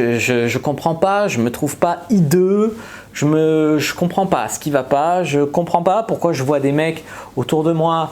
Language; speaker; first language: French; native; French